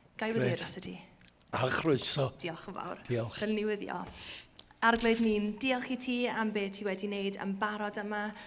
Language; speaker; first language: Welsh; non-native, local second language; English